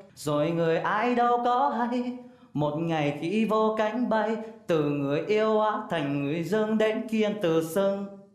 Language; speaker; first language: Vietnamese; native; Vietnamese